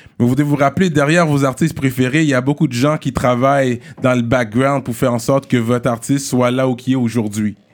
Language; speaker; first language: French; native; French